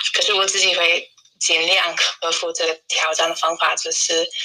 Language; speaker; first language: Chinese; non-native, fluent; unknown